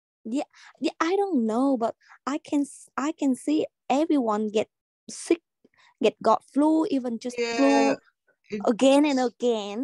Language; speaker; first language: English; non-native, learner; Vietnamese